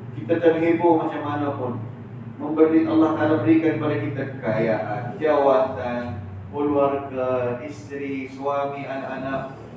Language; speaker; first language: Malay; early bilingual, heritage; Malay